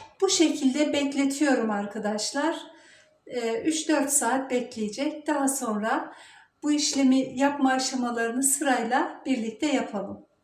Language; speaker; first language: Turkish; native; Turkish